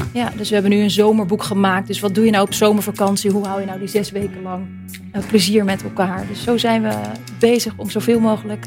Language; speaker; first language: Dutch; native; Dutch